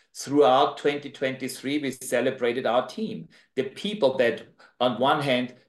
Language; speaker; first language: English; non-native, fluent; German